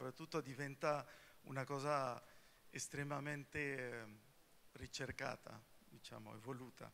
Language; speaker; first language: Italian; non-native, fluent; Spanish